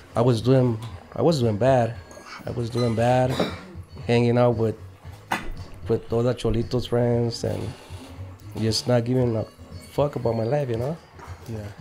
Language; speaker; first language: English; native; English